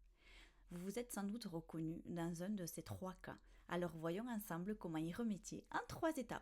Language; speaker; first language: French; native; French